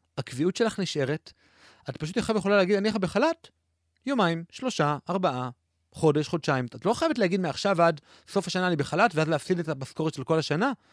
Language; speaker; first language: Hebrew; native; Hebrew